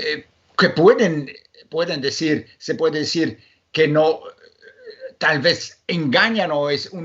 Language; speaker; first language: Spanish; non-native, fluent; Polish